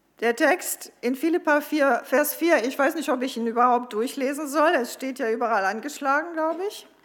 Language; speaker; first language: German; non-native, fluent; Croatian